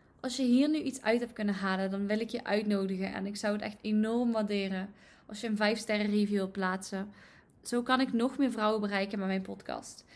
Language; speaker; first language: Dutch; native; Dutch